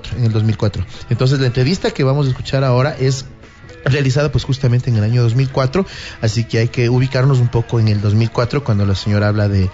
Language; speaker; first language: Spanish; native; Spanish